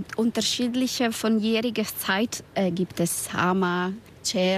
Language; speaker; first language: German; non-native, learner; Spanish